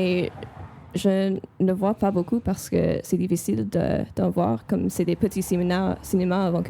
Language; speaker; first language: French; non-native, fluent; English